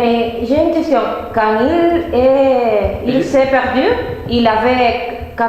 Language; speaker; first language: French; non-native, learner; Spanish